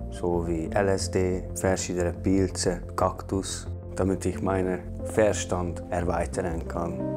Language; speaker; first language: German; non-native, fluent; Hungarian